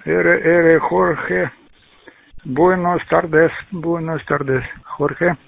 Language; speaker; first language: Spanish; non-native, learner; Russian